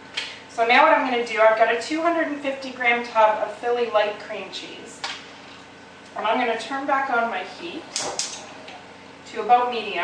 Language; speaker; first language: English; native; English